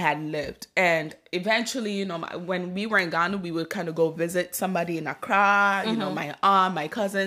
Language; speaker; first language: English; early bilingual, other home language; Akan